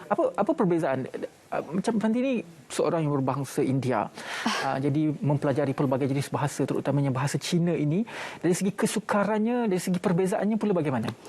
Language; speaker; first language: Malay; native; Malay